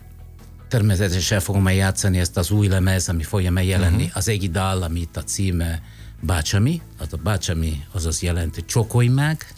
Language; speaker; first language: Hungarian; non-native, fluent; Italian